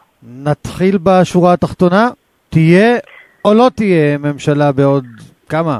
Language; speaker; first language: Hebrew; native; Hebrew